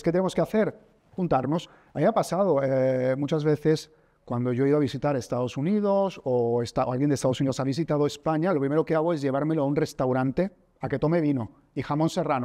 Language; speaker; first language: Spanish; native; Spanish